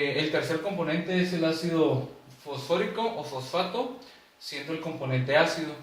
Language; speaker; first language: Spanish; native; Spanish